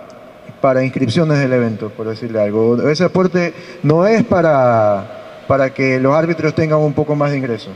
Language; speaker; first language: Spanish; native; Spanish